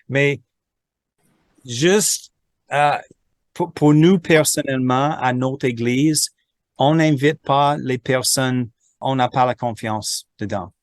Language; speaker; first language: French; non-native, fluent; English